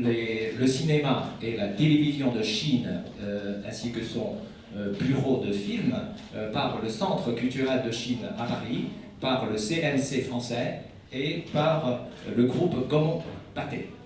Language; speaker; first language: French; non-native, fluent; Chinese